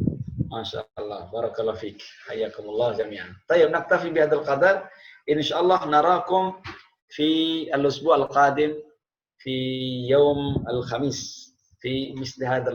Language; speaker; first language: Arabic; non-native, fluent; Indonesian